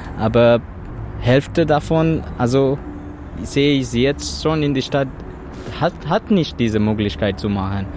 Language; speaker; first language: German; non-native, learner; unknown